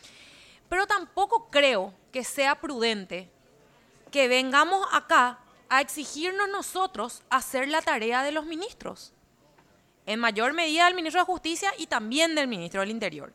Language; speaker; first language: Spanish; native; Spanish